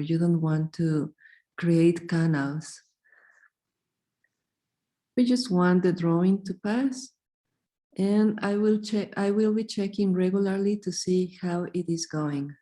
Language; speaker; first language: English; non-native, fluent; Spanish